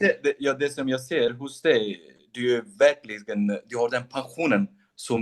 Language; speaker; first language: Swedish; non-native, local second language; Kurdish